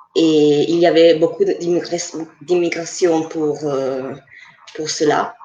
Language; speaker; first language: French; non-native, fluent; Italian